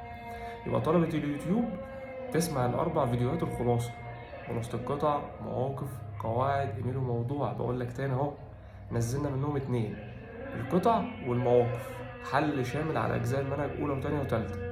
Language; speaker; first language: Arabic; native; Arabic